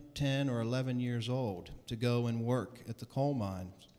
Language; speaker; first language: English; native; English